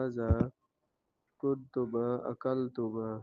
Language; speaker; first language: Arabic; non-native, fluent; Urdu